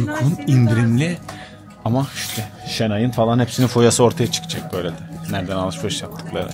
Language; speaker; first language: Turkish; native; Turkish